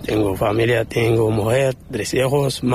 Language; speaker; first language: Spanish; non-native, learner; Arabic